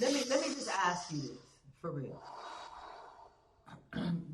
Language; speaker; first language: English; native; English